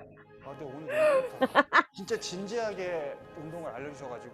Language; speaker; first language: Korean; native; Korean